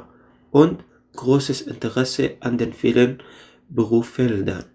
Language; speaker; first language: German; non-native, fluent; Arabic